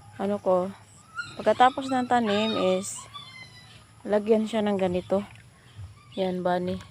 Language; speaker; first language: Filipino; non-native, local second language; Cebuano